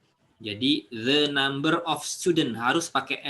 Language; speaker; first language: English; non-native, fluent; Indonesian